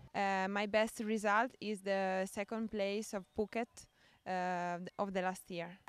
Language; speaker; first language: English; non-native, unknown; Italian